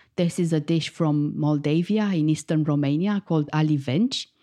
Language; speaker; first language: English; non-native, fluent; Romanian